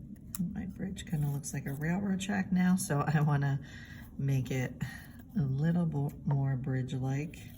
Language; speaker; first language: English; native; English